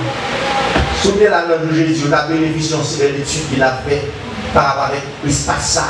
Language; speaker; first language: French; non-native, learner; Haitian Creole